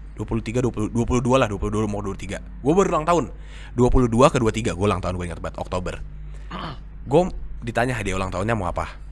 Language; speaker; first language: Indonesian; native; Indonesian